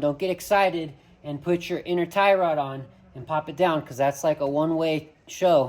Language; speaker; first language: English; native; English